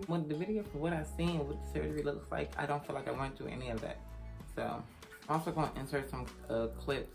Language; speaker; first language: English; native; English